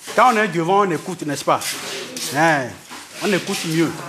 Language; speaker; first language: French; non-native, local second language; Ewe